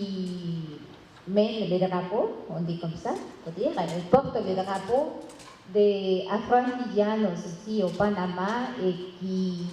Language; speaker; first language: French; non-native, fluent; Spanish